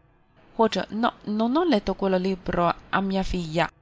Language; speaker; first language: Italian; non-native, fluent; Chinese